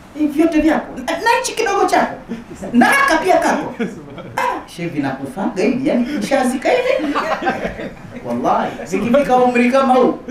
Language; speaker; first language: Swahili; native; Swahili